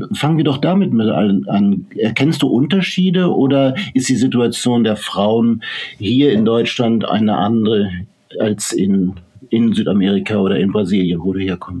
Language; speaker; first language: German; native; German